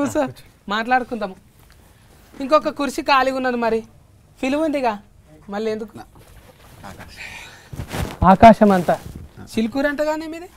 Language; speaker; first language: Telugu; native; Telugu